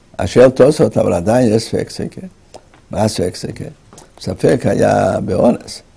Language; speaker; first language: Hebrew; native; Hebrew